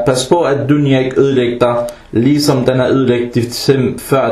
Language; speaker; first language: Danish; early bilingual, other home language; Arabic